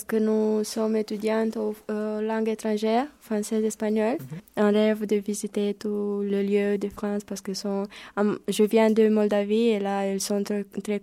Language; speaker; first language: French; non-native, learner; Romanian